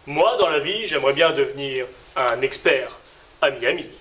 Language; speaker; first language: French; native; French